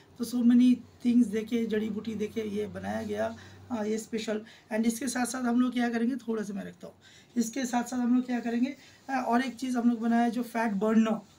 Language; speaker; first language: Hindi; non-native, local second language; Bangla